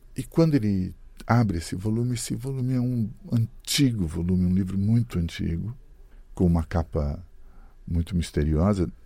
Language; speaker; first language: Portuguese; early bilingual, other home language; Italian